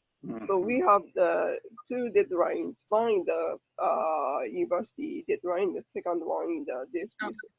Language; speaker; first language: English; non-native, learner; Japanese